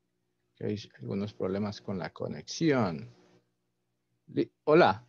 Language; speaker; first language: Spanish; non-native, fluent; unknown